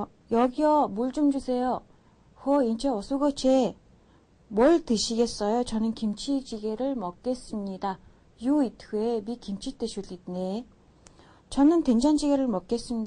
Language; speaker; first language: Korean; non-native, fluent; Mongolian